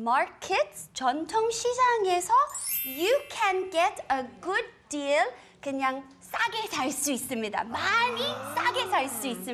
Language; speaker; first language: Korean; non-native, learner; English